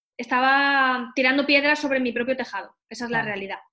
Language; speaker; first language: Spanish; native; Spanish